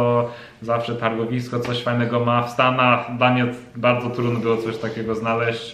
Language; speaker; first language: Polish; non-native, learner; English